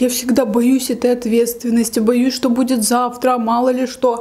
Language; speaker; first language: Russian; native; Russian